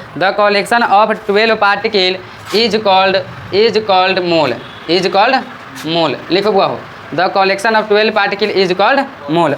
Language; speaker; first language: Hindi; native; Hindi